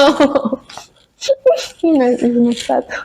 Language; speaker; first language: English; non-native, fluent; Spanish